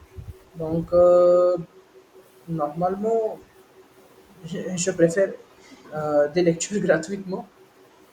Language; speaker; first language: French; non-native, learner; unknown